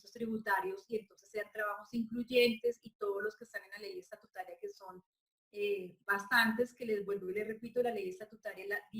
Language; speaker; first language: Spanish; native; Spanish